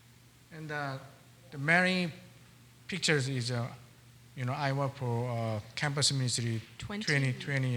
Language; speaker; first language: English; non-native, learner; Korean